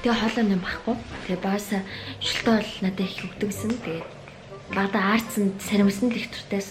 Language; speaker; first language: Mongolian; native; Mongolian